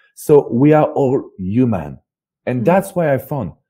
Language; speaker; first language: English; non-native, fluent; French